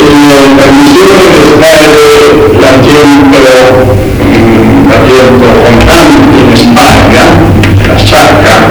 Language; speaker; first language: Italian; non-native, learner; Spanish